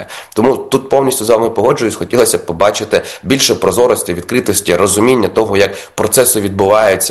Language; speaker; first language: Ukrainian; native; Ukrainian